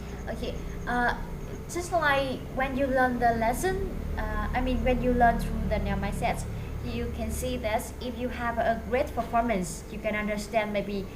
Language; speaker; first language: English; non-native, fluent; Vietnamese